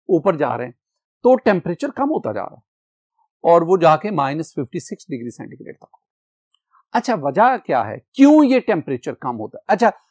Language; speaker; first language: Urdu; non-native, local second language; Punjabi